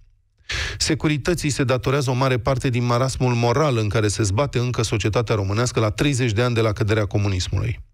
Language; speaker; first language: Romanian; native; Romanian